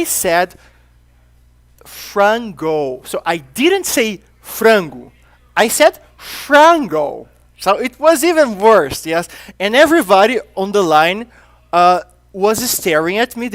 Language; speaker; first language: English; non-native, fluent; Portuguese